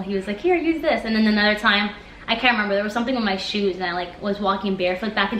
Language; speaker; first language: English; native; English